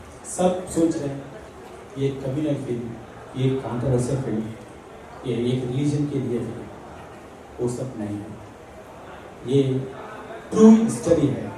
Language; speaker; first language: Hindi; non-native, local second language; Telugu